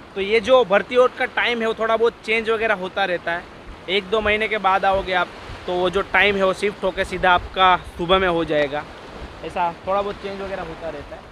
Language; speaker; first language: Hindi; non-native, local second language; Gujarati